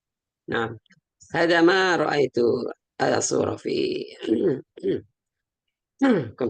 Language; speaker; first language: Arabic; non-native, learner; Indonesian